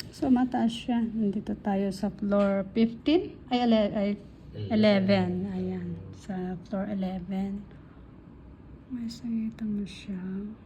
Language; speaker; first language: Filipino; non-native, local second language; Iloko